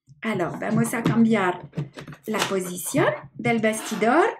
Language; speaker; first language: Spanish; non-native, learner; French